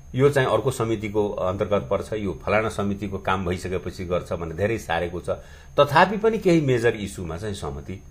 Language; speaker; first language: Nepali; non-native, local second language; Bhojpuri